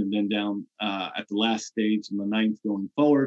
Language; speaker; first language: English; native; English